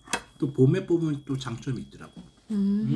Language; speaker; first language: Korean; native; Korean